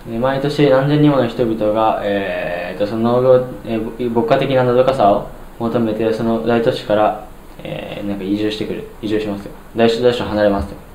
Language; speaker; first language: Japanese; native; Japanese